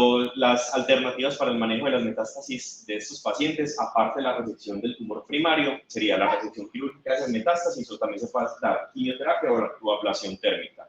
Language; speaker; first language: Spanish; native; Spanish